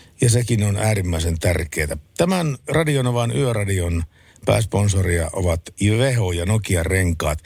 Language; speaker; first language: Finnish; native; Finnish